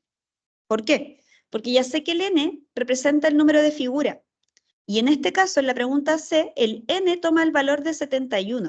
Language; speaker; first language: Spanish; native; Spanish